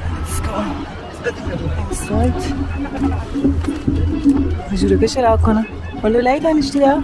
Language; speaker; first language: English; non-native, learner; Kurdish